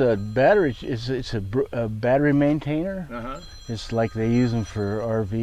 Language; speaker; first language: English; native; English